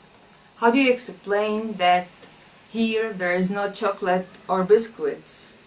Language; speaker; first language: English; non-native, fluent; Arabic